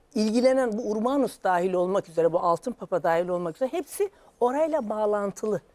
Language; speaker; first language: Turkish; native; Turkish